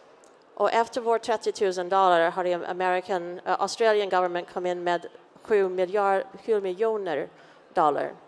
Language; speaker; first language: Swedish; non-native, fluent; English